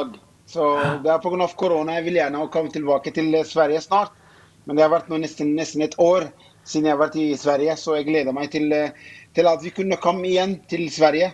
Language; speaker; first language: Swedish; non-native, fluent; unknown